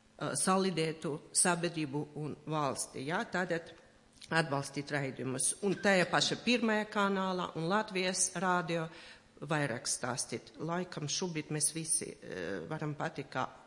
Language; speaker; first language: Latvian; non-native, local second language; Russian